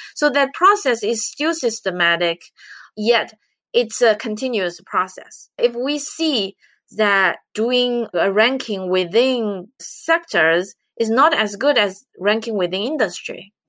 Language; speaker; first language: English; non-native, fluent; Chinese